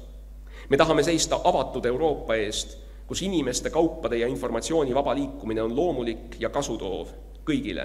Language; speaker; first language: Estonian; native; Estonian